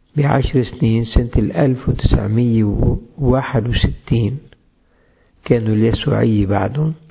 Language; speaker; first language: Arabic; native; Arabic